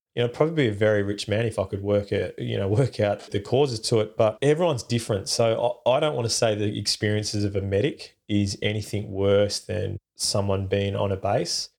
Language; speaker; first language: English; native; English